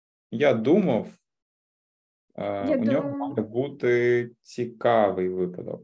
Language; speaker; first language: Ukrainian; native; Ukrainian